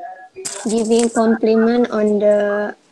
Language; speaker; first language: English; non-native, learner; Indonesian